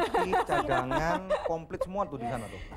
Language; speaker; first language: Indonesian; native; Indonesian